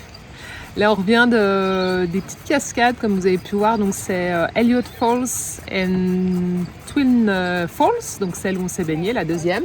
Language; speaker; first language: French; native; French